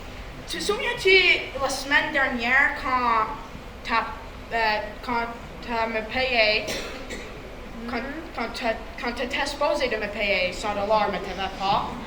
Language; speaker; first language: French; non-native, local second language; English